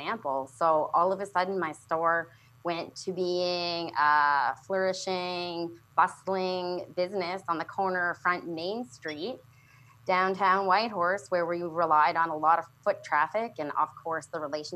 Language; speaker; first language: English; native; English